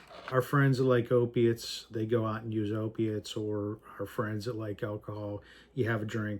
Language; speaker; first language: English; native; English